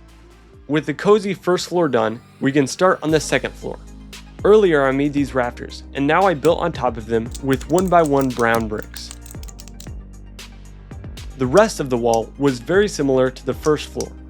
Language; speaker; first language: English; native; English